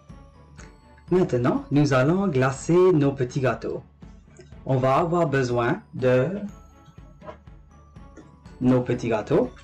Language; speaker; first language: French; non-native, local second language; English